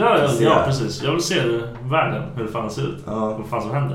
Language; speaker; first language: Swedish; native; Swedish